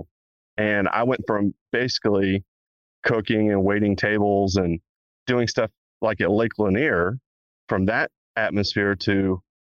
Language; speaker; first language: English; native; English